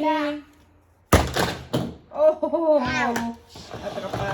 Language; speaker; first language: Spanish; native; Spanish